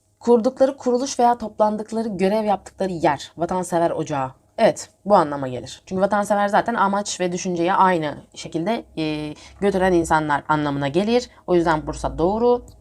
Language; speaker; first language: Turkish; native; Turkish